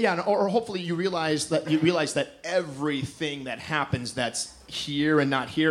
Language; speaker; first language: English; native; English